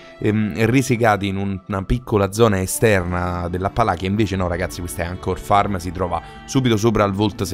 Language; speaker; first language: Italian; native; Italian